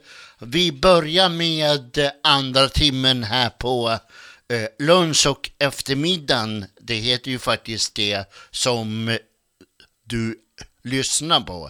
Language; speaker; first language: Swedish; native; Swedish